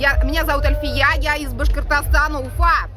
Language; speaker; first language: Russian; native; Russian